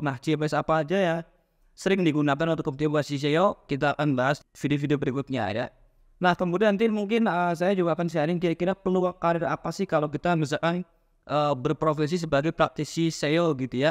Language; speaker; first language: Indonesian; native; Indonesian